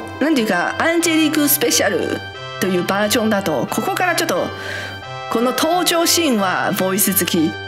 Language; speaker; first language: Japanese; non-native, fluent; Chinese